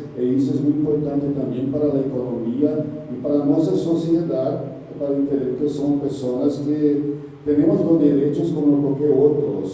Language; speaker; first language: Spanish; non-native, learner; Portuguese